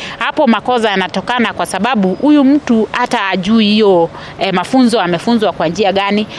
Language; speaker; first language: Swahili; non-native, local second language; Kalenjin